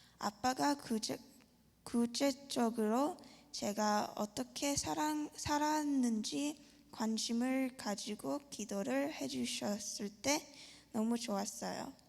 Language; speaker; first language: Korean; early bilingual, heritage; Korean